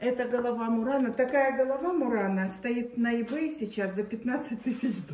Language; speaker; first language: Russian; native; Russian